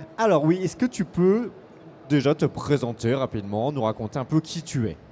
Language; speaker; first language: French; native; French